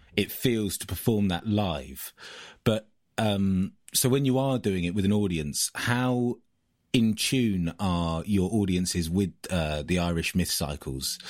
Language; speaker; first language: English; native; English